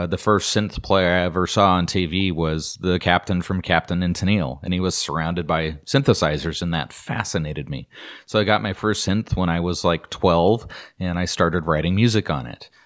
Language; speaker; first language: English; native; English